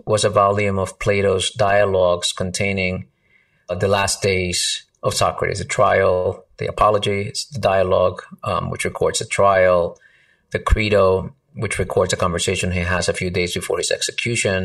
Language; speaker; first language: English; early bilingual, other home language; Spanish